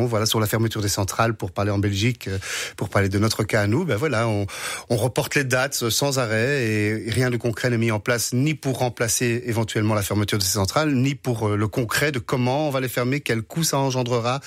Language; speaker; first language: French; native; French